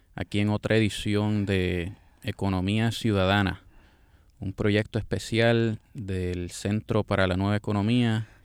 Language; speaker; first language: Spanish; native; Spanish